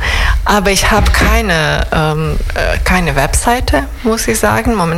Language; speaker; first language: German; non-native, fluent; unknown